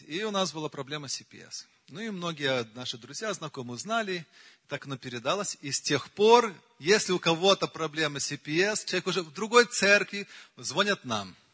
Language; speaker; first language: Russian; native; Russian